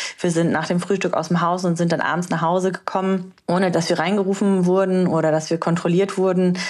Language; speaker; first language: German; early bilingual, other home language; Romanian